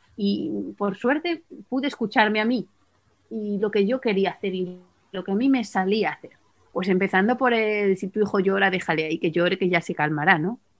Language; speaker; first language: Spanish; native; Spanish